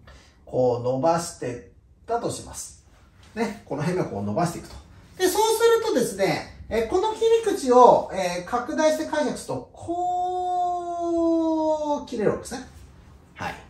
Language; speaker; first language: Japanese; native; Japanese